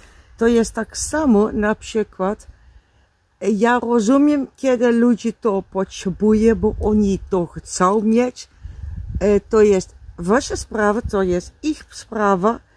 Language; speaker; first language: Polish; non-native, learner; Dutch